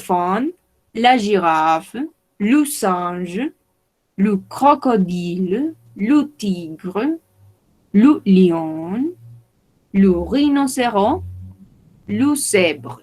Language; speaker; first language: French; non-native, fluent; Spanish